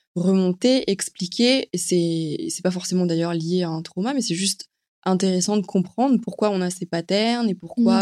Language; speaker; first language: French; native; French